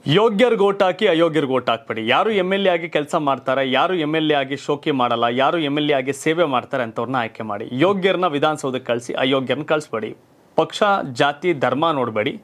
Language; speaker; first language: Kannada; native; Kannada